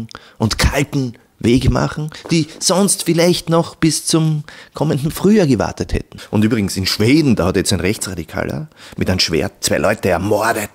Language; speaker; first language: German; native; German